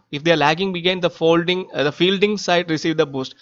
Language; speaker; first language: English; non-native, local second language; Malayalam